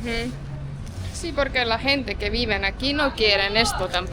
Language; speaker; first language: Spanish; non-native, fluent; Estonian